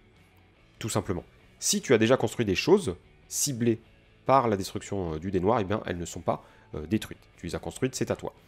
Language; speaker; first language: French; native; French